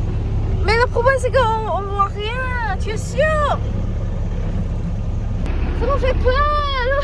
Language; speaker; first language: French; non-native, learner; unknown